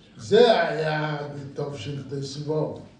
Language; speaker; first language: Hebrew; non-native, fluent; Yiddish